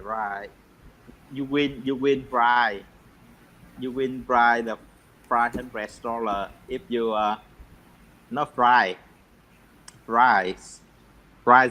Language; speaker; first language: English; non-native, learner; Vietnamese